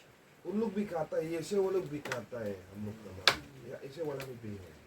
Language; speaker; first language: Hindi; non-native, local second language; Mizo